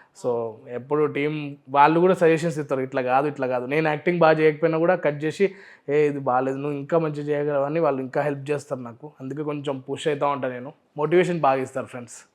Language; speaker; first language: Telugu; non-native, local second language; Urdu